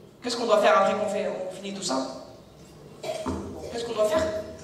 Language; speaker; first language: French; non-native, local second language; Arabic